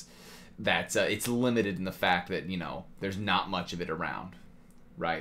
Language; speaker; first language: English; native; English